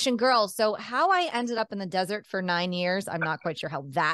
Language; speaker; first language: English; native; English